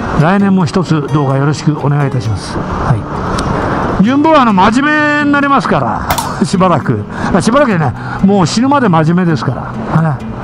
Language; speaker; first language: Japanese; native; Japanese